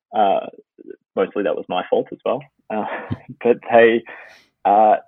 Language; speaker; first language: English; native; English